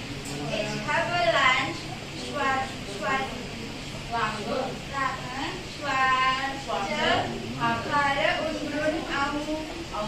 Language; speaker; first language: German; non-native, learner; Indonesian